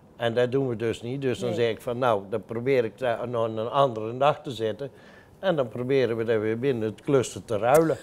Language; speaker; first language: Dutch; native; Dutch